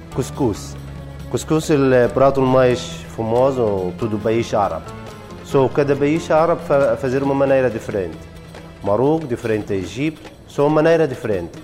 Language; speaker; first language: Portuguese; non-native, learner; Arabic